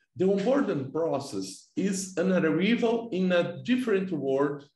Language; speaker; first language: English; non-native, fluent; Portuguese